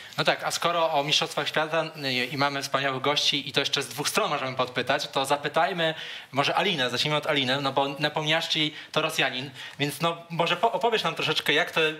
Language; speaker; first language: Polish; native; Polish